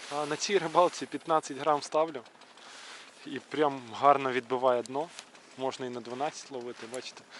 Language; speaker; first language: Ukrainian; native; Ukrainian